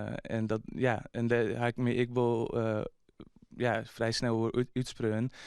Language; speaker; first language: Dutch; non-native, local second language; Western Frisian